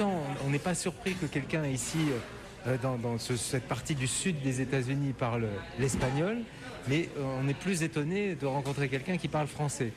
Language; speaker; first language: French; native; French